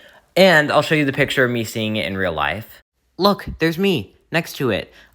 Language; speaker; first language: English; native; English